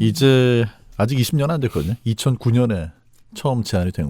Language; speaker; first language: Korean; native; Korean